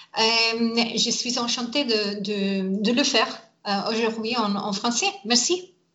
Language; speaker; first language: French; non-native, learner; English